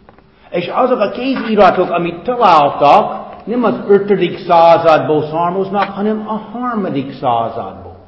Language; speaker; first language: Hungarian; non-native, fluent; English